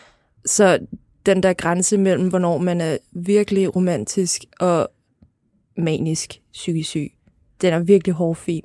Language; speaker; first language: Danish; native; Danish